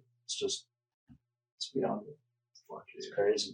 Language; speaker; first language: English; native; English